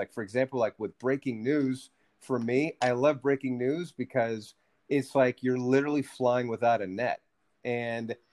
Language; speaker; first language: English; early bilingual, other home language; Spanish